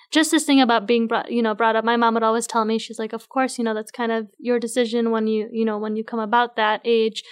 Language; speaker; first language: English; native; English